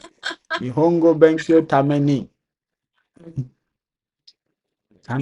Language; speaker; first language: Japanese; non-native, learner; English